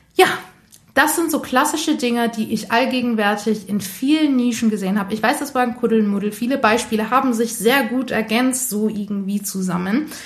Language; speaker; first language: German; early bilingual, other home language; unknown